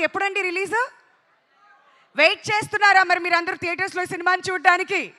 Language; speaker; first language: Telugu; native; Telugu